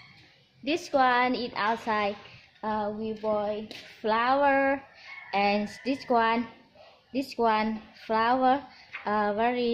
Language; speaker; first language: English; non-native, learner; Vietnamese